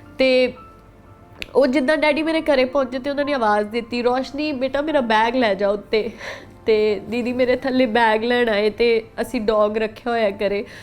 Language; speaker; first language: Punjabi; native; Punjabi